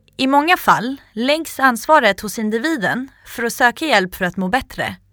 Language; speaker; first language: Swedish; native; Swedish